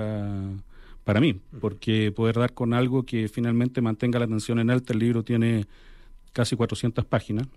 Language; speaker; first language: Spanish; native; Spanish